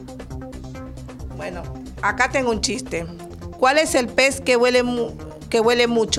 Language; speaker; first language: Spanish; native; Spanish